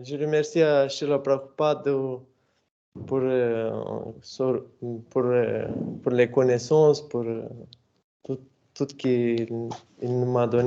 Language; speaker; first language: French; non-native, learner; Russian